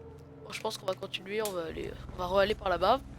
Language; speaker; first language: French; native; French